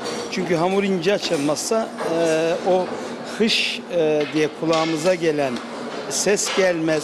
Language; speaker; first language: Turkish; native; Turkish